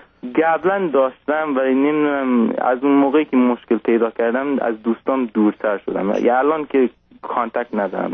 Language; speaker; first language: Persian; early bilingual, heritage; Persian